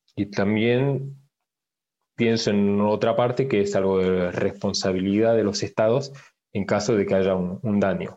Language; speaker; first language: Spanish; early bilingual, heritage; Spanish